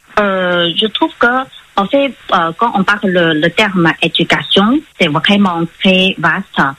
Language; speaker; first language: French; non-native, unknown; Chinese